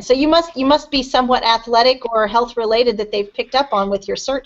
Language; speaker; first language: English; native; English